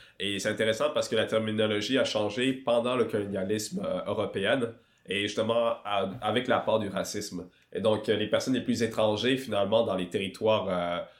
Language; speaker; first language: French; early bilingual, other home language; Swahili